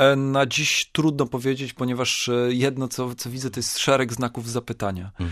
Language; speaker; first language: Polish; native; Polish